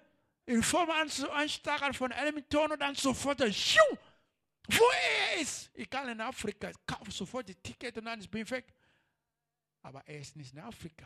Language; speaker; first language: German; non-native, learner; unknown